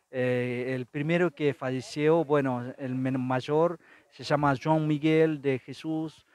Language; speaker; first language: Spanish; non-native, fluent; Tetum